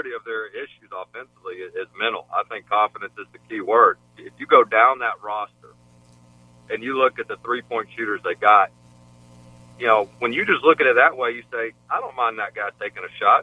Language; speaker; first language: English; native; English